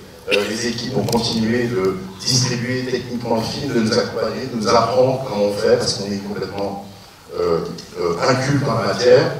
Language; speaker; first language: French; native; French